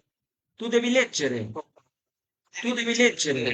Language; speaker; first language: Italian; non-native, fluent; Bangla